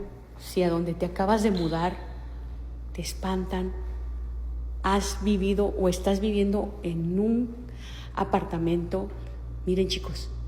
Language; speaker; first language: Spanish; native; Spanish